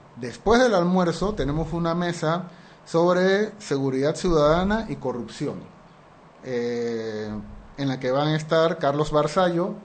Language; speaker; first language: Spanish; native; Spanish